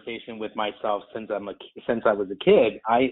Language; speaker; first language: English; native; English